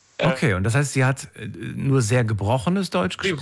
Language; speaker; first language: German; native; German